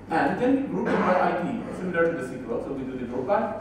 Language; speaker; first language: English; non-native, fluent; Persian